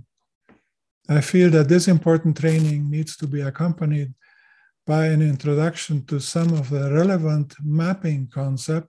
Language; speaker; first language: English; non-native, fluent; German